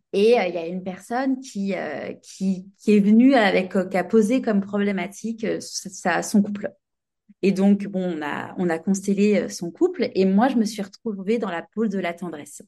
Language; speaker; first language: French; native; French